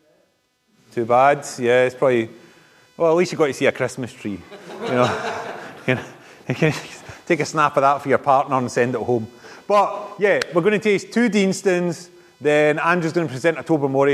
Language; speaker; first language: English; native; English